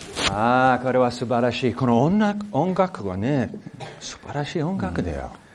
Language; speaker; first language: Japanese; early bilingual, other home language; English